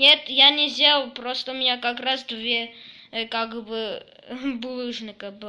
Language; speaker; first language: Russian; early bilingual, heritage; Russian